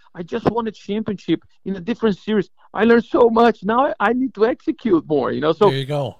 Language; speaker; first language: English; non-native, fluent; Portuguese